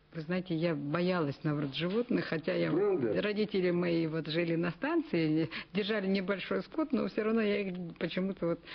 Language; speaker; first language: Russian; non-native, local second language; Kazakh